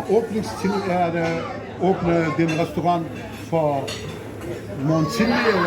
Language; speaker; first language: Danish; non-native, learner; Pashto